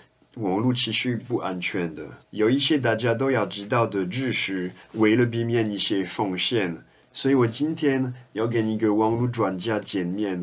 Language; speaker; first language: Chinese; non-native, fluent; French